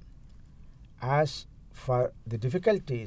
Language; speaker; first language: English; non-native, local second language; Telugu